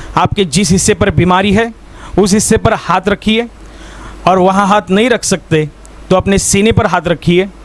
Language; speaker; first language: Hindi; non-native, local second language; Marathi